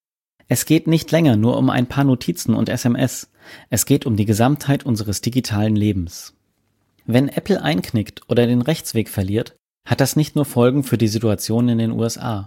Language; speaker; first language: German; native; German